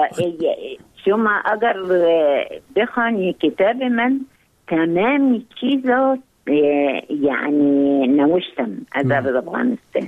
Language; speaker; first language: Persian; non-native, fluent; Arabic